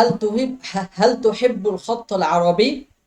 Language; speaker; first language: Arabic; non-native, fluent; Bangla